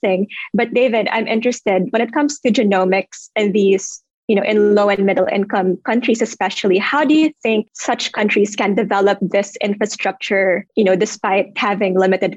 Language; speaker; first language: English; non-native, local second language; Filipino